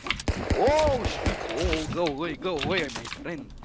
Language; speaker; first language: English; non-native, learner; Romanian